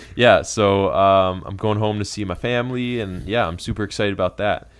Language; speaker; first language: English; native; English